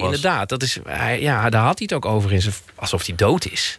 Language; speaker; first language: Dutch; native; Dutch